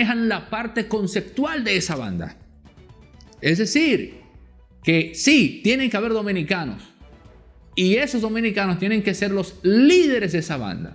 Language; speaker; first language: Spanish; native; Spanish